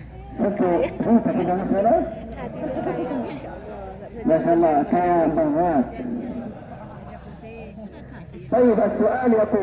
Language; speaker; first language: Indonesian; non-native, learner; Arabic